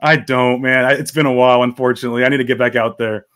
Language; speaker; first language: English; native; English